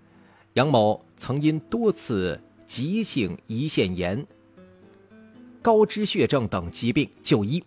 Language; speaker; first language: Chinese; native; Chinese